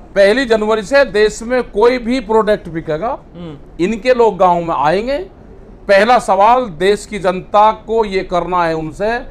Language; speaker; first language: Hindi; native; Hindi